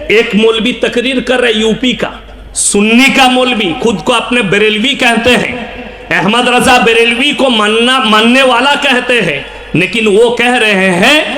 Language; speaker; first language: Urdu; non-native, local second language; Bangla